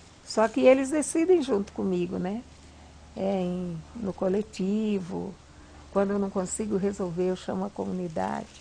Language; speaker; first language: Portuguese; non-native, local second language; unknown